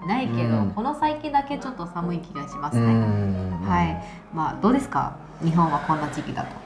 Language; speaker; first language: Japanese; non-native, fluent; Burmese